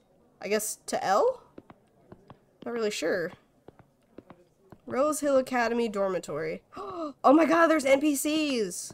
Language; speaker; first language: English; native; English